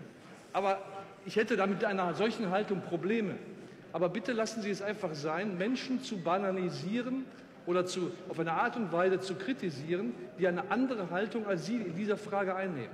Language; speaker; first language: German; native; German